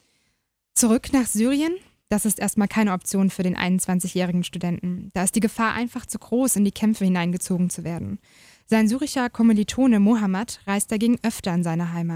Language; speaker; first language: German; native; German